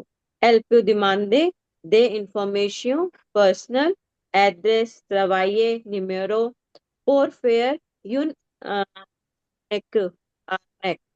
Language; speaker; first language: French; non-native, learner; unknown